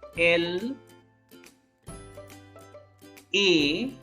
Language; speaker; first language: French; non-native, fluent; Bangla